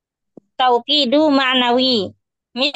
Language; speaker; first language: Arabic; non-native, learner; Indonesian